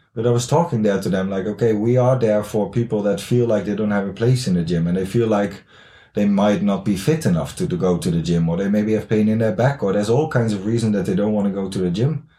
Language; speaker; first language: English; non-native, fluent; Dutch